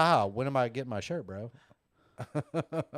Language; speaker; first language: English; native; English